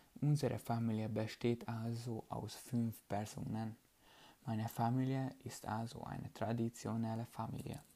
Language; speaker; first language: German; non-native, learner; Hungarian